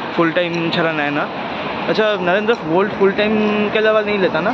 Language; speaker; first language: Hindi; non-native, local second language; Bangla